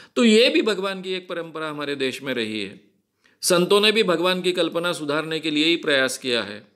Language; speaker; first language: Hindi; non-native, local second language; Marathi